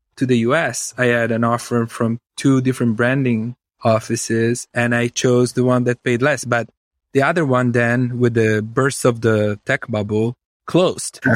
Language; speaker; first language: English; non-native, fluent; Italian